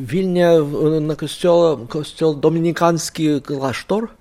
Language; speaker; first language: Polish; non-native, learner; Lithuanian